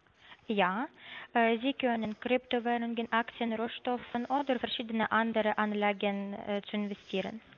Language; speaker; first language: German; non-native, learner; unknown